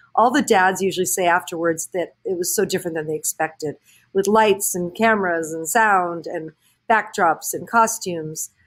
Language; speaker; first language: English; native; English